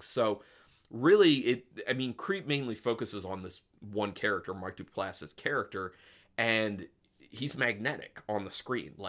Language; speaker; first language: English; native; English